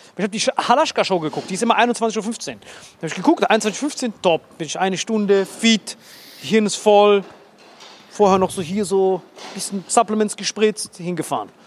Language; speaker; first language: German; early bilingual, other home language; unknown